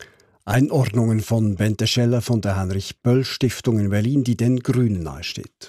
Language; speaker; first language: German; native; German